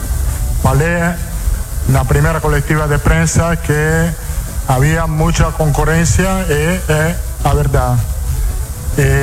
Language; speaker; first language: Portuguese; non-native, fluent; Italian